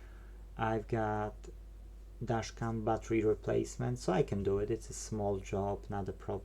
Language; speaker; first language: English; non-native, fluent; Polish